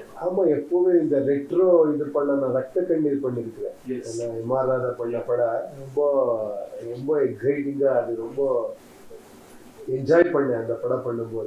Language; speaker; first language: Tamil; non-native, learner; Kannada